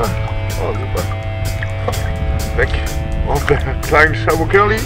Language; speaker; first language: German; non-native, learner; French